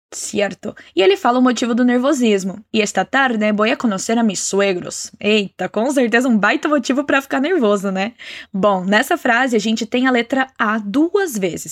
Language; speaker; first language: Portuguese; native; Portuguese